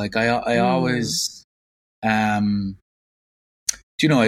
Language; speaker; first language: English; native; English